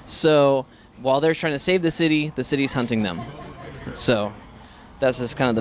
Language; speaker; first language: English; native; English